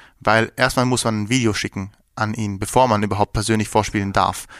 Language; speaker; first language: German; early bilingual, other home language; Persian